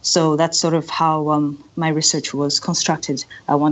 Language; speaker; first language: English; non-native, local second language; Chinese